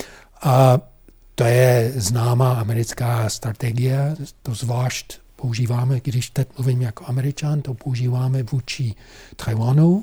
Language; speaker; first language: Czech; non-native, fluent; English